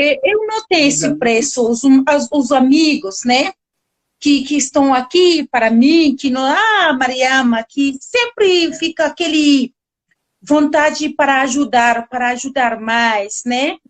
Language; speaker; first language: Portuguese; non-native, learner; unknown